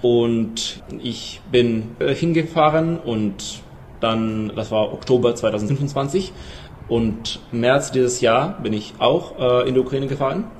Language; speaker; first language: German; non-native, fluent; Ukrainian